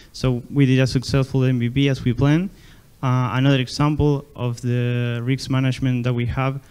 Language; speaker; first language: English; non-native, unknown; Spanish